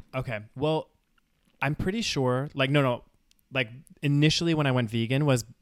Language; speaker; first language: English; native; English